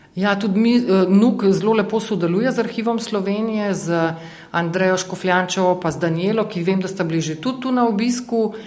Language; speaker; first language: Slovenian; native; Slovenian